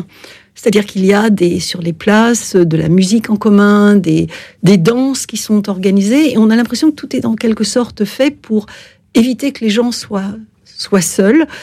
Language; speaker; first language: French; native; French